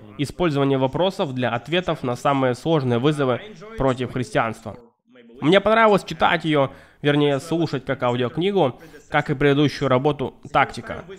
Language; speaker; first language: Russian; native; Russian